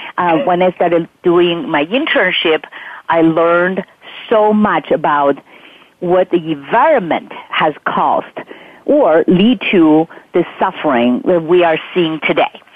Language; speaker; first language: English; non-native, fluent; Chinese